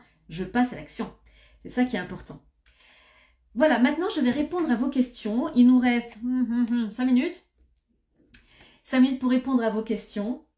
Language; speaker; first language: French; native; French